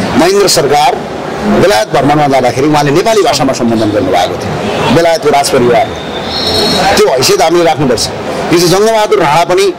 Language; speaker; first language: Nepali; native; Nepali